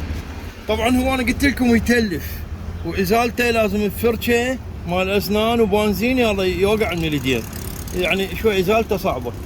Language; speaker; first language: Arabic; native; Arabic